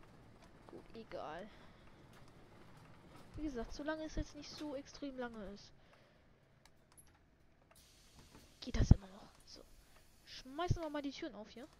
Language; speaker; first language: German; native; German